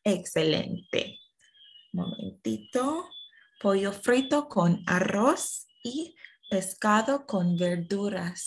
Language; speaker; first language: Spanish; non-native, fluent; English